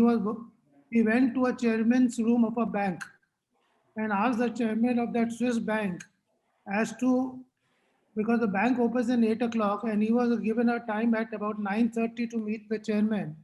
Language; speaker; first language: English; non-native, local second language; Hindi